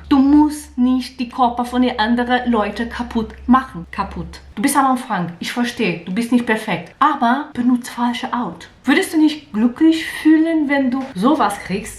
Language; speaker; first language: German; non-native, learner; Portuguese